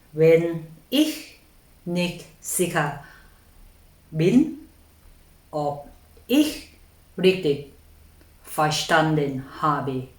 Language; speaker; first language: German; non-native, fluent; Thai